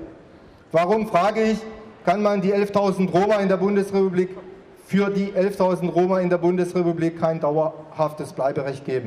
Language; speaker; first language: German; native; German